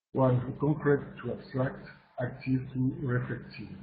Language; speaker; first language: English; non-native, learner; French